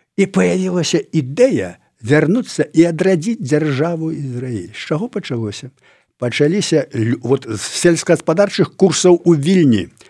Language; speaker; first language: Belarusian; native; Belarusian